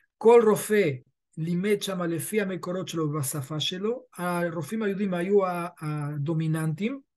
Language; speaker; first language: Hebrew; early bilingual, other home language; Spanish